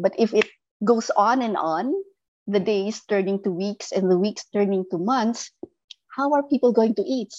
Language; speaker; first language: English; non-native, local second language; Filipino